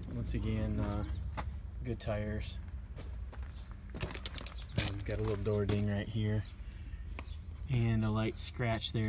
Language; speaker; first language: English; native; English